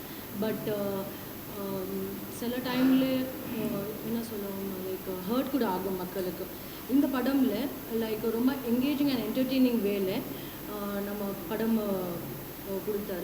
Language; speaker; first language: Tamil; non-native, learner; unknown